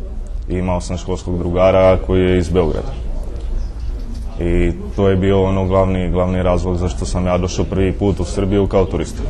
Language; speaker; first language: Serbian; non-native, fluent; Czech